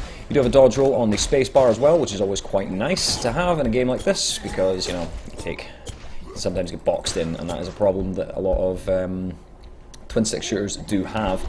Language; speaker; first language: English; native; English